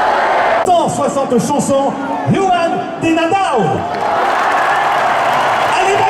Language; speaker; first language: French; native; French